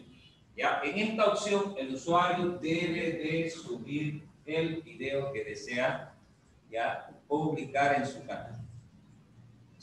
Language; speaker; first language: Spanish; native; Spanish